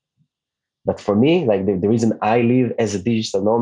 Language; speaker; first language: English; non-native, fluent; Hebrew